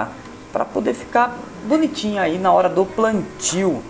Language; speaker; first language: Portuguese; native; Portuguese